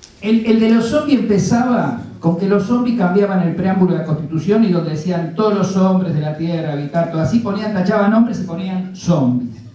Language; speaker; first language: Spanish; native; Spanish